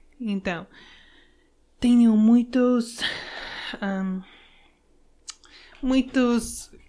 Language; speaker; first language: Portuguese; non-native, learner; English